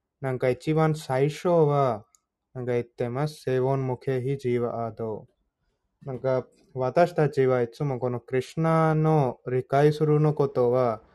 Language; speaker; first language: Japanese; non-native, fluent; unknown